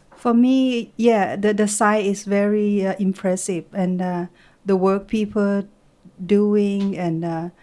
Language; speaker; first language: English; non-native, learner; Thai